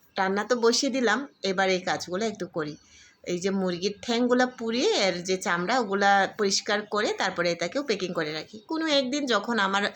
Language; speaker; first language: Bangla; non-native, local second language; Garo